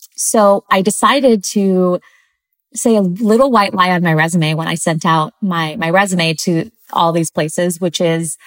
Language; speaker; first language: English; early bilingual, other home language; Spanish